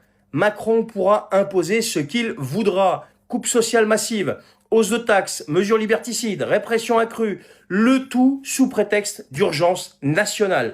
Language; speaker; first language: French; native; French